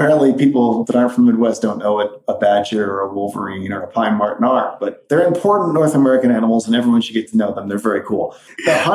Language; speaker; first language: English; native; English